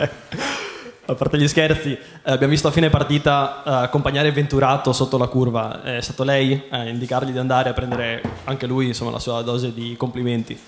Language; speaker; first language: Italian; native; Italian